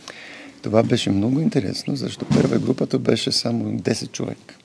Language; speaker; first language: Bulgarian; non-native, learner; Polish